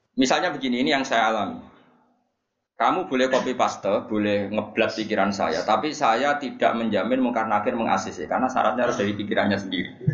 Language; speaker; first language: Indonesian; non-native, local second language; Javanese